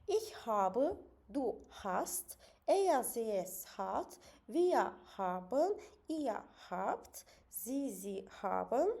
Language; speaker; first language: German; non-native, fluent; Azerbaijani